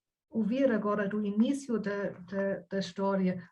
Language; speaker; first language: Portuguese; non-native, fluent; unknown